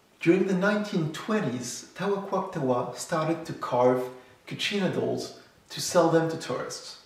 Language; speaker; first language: English; non-native, fluent; French